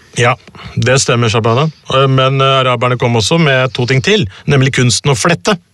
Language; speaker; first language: Norwegian; early bilingual, other home language; Urdu